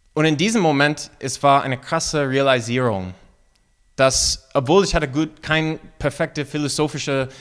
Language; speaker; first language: German; non-native, fluent; English